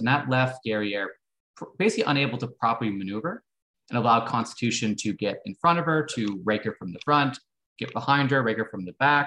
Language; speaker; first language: English; native; English